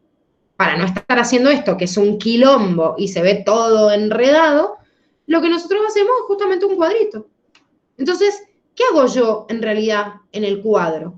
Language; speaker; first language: Spanish; native; Spanish